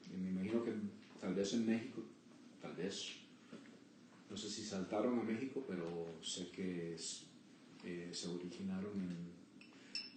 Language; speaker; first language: Spanish; early bilingual, heritage; Spanish